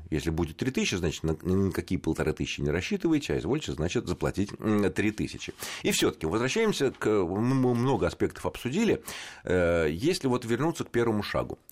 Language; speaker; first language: Russian; native; Russian